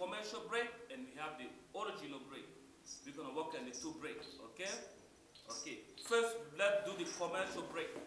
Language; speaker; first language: English; non-native, learner; French